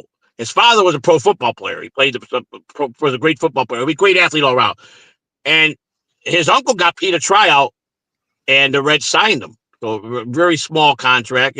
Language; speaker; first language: English; native; English